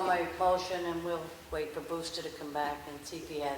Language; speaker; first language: English; native; English